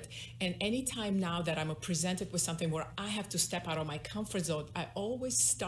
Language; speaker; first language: English; non-native, fluent; Russian